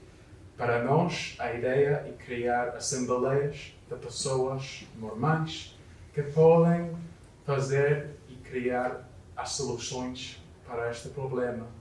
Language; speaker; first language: Portuguese; non-native, learner; English